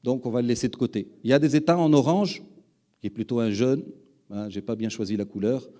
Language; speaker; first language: French; non-native, local second language; Arabic